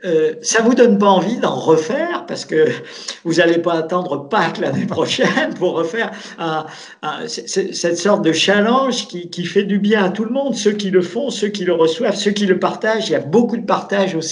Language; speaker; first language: French; native; French